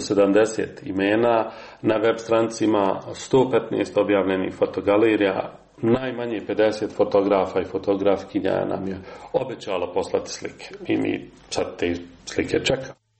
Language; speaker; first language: Serbian; native; Serbian